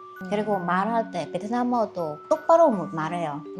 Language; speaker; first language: Korean; non-native, learner; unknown